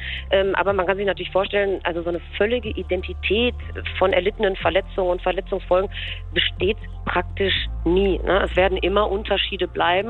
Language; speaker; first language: German; native; German